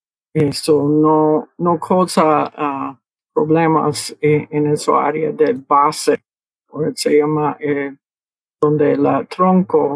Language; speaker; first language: Spanish; early bilingual, heritage; Spanish